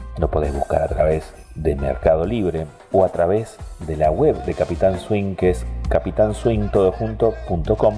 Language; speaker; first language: Spanish; native; Spanish